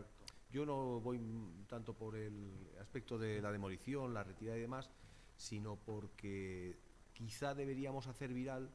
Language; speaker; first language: Spanish; native; Spanish